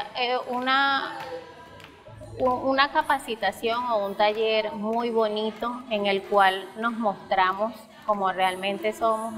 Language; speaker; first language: Spanish; native; Spanish